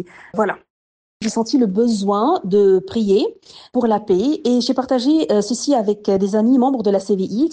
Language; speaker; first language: French; non-native, local second language; Arabic